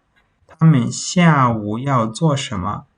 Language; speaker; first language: Chinese; non-native, fluent; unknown